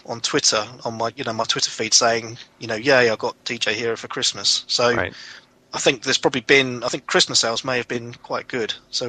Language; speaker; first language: English; native; English